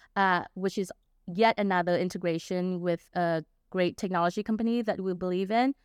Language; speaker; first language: English; non-native, fluent; Vietnamese